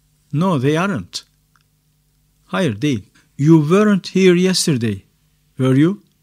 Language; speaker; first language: English; non-native, fluent; Turkish